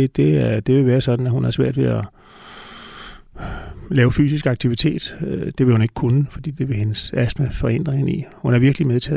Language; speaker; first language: Danish; native; Danish